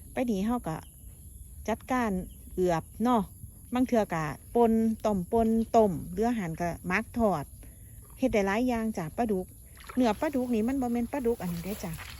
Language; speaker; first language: Thai; native; Thai